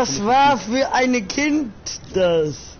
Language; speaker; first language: German; non-native, learner; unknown